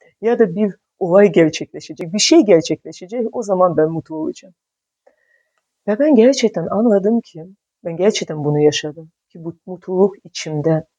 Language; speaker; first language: Turkish; non-native, fluent; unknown